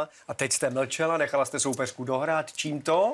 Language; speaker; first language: Czech; native; Czech